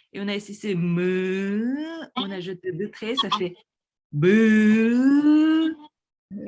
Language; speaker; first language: French; non-native, fluent; Korean